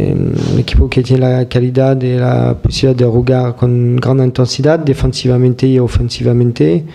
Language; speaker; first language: Spanish; non-native, fluent; French